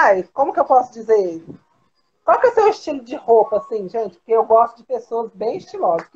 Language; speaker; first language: Portuguese; native; Portuguese